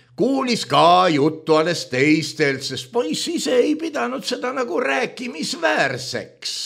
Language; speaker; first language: Estonian; native; Estonian